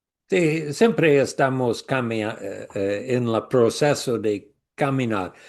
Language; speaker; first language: Spanish; non-native, learner; English